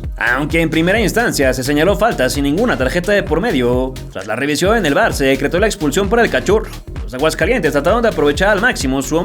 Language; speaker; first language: Spanish; native; Spanish